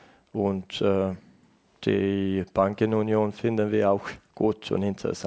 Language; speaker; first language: German; non-native, fluent; Estonian